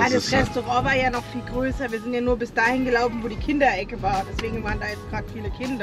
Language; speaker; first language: German; native; German